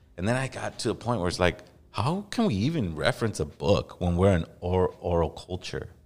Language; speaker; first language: English; native; English